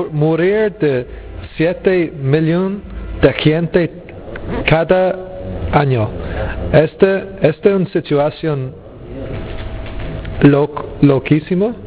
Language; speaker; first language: Spanish; non-native, learner; English